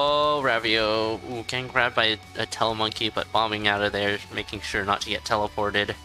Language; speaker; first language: English; native; English